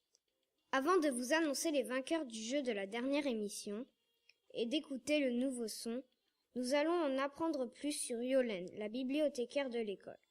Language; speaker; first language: French; native; French